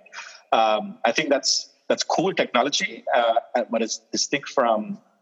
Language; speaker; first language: English; non-native, local second language; Sinhala